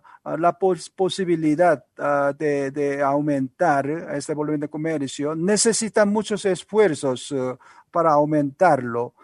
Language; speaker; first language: Spanish; non-native, learner; Korean